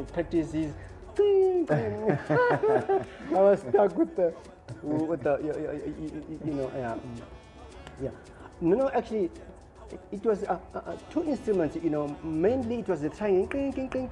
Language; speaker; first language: English; non-native, local second language; Xhosa